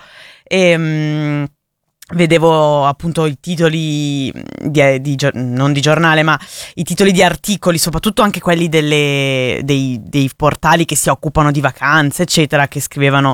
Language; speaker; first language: Italian; native; Italian